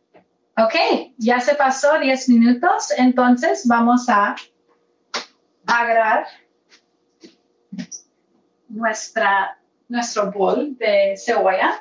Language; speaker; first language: Spanish; early bilingual, heritage; Spanish